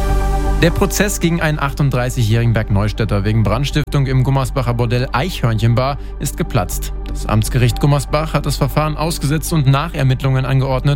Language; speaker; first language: German; native; German